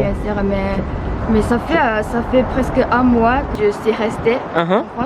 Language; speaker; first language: French; non-native, fluent; Japanese